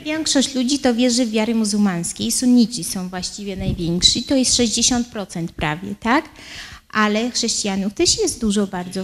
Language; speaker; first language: Polish; early bilingual, heritage; Arabic